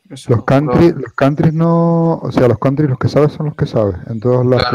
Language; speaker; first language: Spanish; native; Spanish